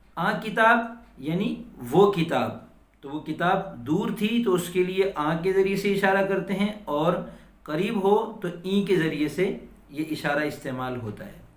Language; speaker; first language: Urdu; native; Urdu